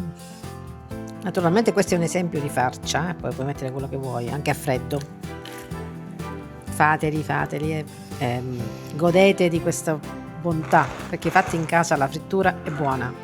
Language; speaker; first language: Italian; native; Italian